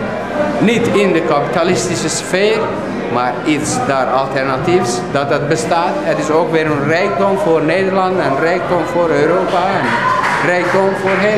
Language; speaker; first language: Dutch; non-native, fluent; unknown